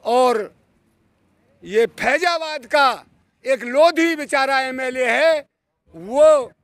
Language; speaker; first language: Hindi; native; Hindi